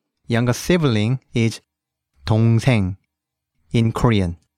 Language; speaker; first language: English; early bilingual, other home language; Korean